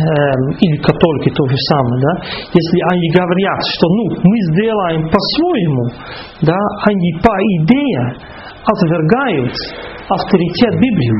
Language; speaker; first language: Russian; non-native, fluent; Dutch